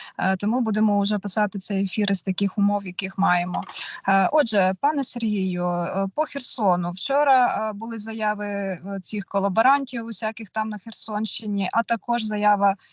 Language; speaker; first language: Ukrainian; non-native, local second language; Russian